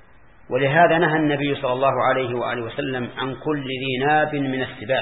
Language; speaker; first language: Arabic; native; Arabic